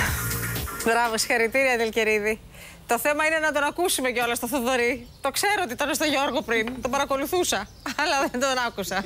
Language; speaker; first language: Greek; native; Greek